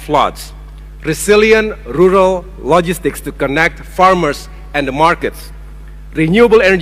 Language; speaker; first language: English; non-native, fluent; Indonesian